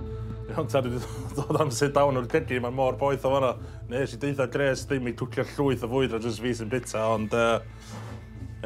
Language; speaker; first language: Welsh; native; Welsh